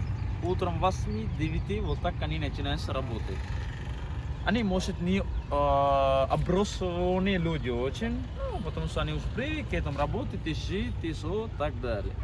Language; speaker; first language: Russian; non-native, learner; Sinhala